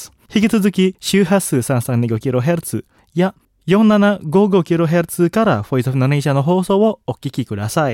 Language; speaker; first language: Japanese; non-native, fluent; Indonesian